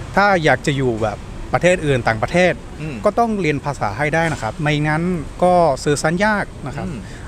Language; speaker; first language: Thai; non-native, fluent; English